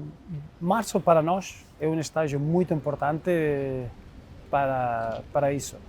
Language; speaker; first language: Portuguese; non-native, fluent; Spanish